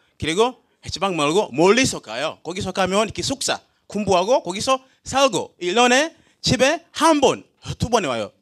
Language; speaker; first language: Korean; non-native, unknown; Swahili